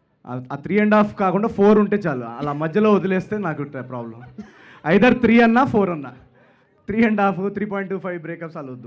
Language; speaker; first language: Telugu; native; Telugu